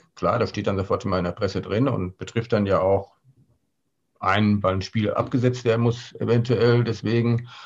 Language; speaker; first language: German; native; German